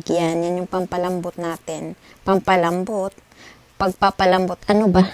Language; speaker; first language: Filipino; non-native, local second language; Cebuano